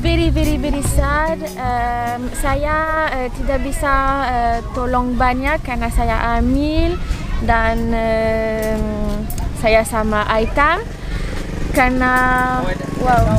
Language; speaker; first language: Indonesian; non-native, learner; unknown